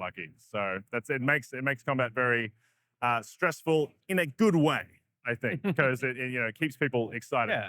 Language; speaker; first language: English; native; English